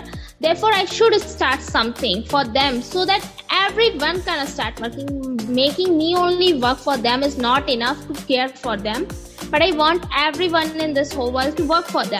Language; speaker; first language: English; non-native, local second language; Hindi